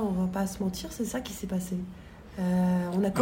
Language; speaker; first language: French; native; French